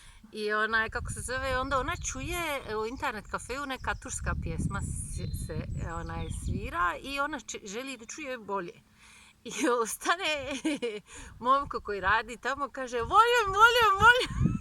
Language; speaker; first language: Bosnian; non-native, fluent; Turkish